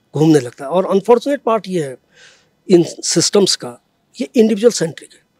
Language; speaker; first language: Hindi; native; Hindi